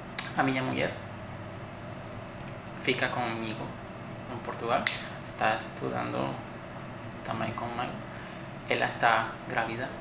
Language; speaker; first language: Portuguese; non-native, learner; Spanish